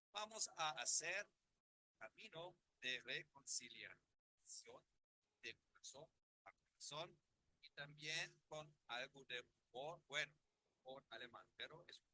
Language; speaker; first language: Spanish; non-native, learner; German